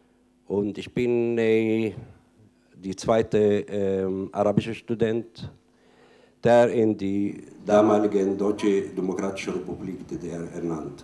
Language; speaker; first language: German; non-native, fluent; Arabic